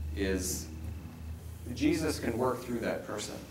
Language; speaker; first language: English; native; English